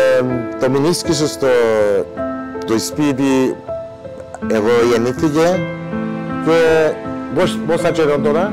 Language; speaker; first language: Greek; non-native, local second language; Turkish